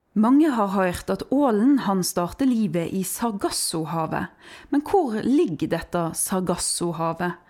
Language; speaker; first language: Norwegian; native; Norwegian